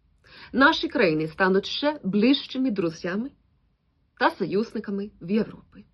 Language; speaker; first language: Ukrainian; non-native, fluent; Swedish